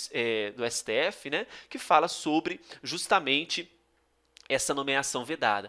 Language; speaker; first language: Portuguese; native; Portuguese